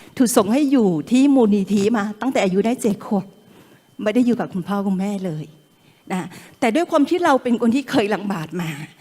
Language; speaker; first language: Thai; non-native, local second language; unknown